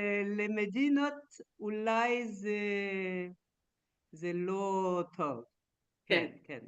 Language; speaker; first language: Hebrew; non-native, learner; French